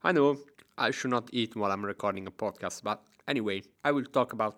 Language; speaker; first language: English; non-native, fluent; Italian